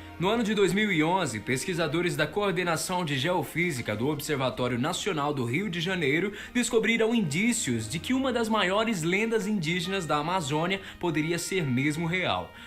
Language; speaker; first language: Portuguese; native; Portuguese